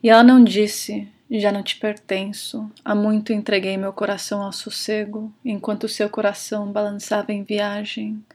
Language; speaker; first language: Portuguese; non-native, fluent; English